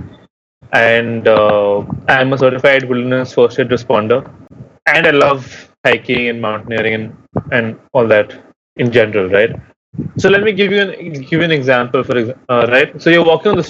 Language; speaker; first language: English; non-native, local second language; Hindi